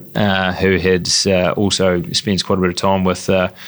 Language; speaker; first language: English; native; English